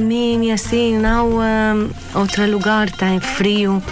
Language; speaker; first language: Portuguese; non-native, learner; Arabic